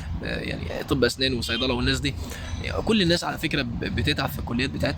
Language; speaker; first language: Arabic; native; Arabic